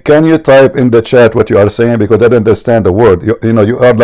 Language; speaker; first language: English; non-native, fluent; Arabic